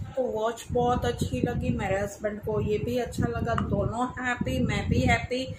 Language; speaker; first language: Hindi; non-native, local second language; Gujarati